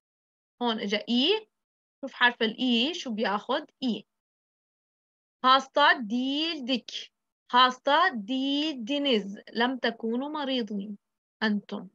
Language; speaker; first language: Arabic; native; Arabic